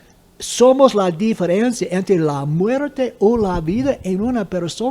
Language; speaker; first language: Spanish; non-native, fluent; English